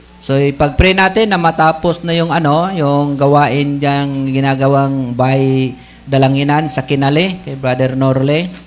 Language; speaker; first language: Filipino; non-native, local second language; Bikol